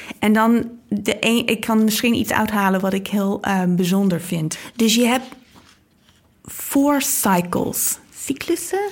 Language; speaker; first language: Dutch; non-native, fluent; English